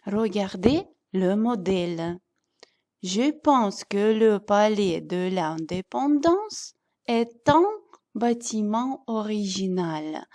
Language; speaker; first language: French; non-native, fluent; Russian